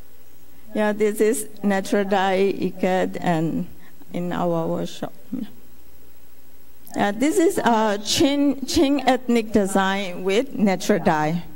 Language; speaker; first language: English; non-native, fluent; Burmese